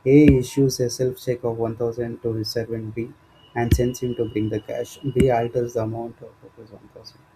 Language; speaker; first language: English; non-native, local second language; Kannada